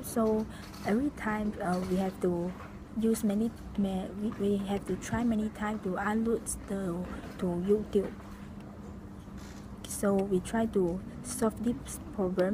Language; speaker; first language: English; non-native, local second language; Malay